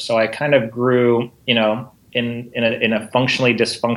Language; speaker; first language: English; native; English